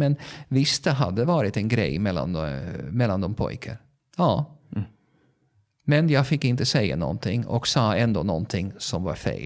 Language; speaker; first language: Swedish; non-native, fluent; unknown